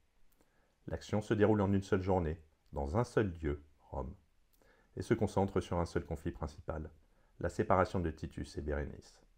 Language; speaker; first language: French; native; French